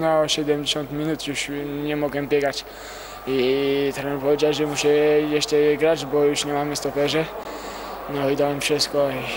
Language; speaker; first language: Polish; non-native, learner; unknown